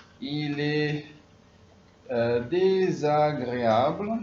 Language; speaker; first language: French; non-native, fluent; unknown